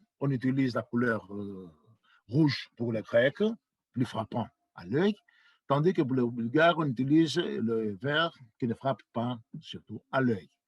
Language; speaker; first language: French; non-native, fluent; Greek